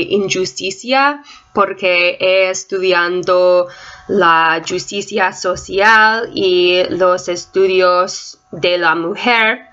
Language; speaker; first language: Spanish; non-native, learner; English